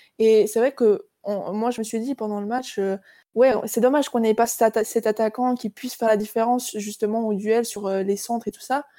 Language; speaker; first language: French; native; French